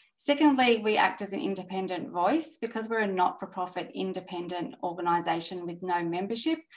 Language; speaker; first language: English; native; English